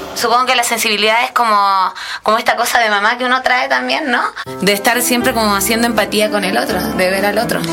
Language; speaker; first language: Spanish; native; Spanish